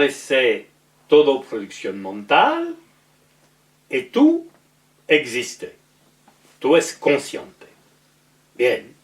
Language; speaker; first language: Spanish; non-native, learner; French